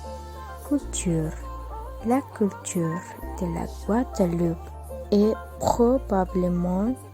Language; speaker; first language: French; non-native, learner; Spanish